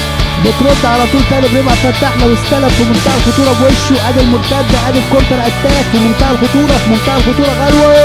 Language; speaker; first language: Arabic; native; Arabic